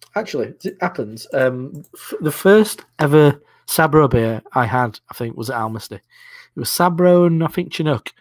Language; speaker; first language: English; native; English